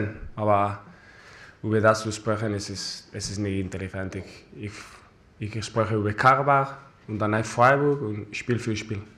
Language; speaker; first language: German; non-native, fluent; Spanish